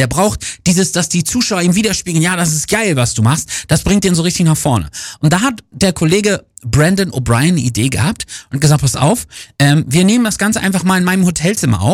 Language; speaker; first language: German; native; German